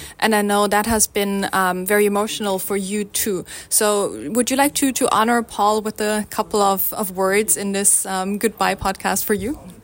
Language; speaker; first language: English; non-native, fluent; German